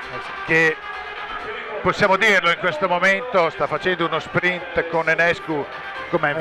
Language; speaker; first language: Italian; native; Italian